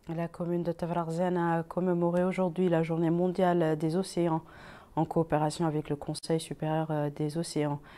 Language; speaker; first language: French; non-native, local second language; Arabic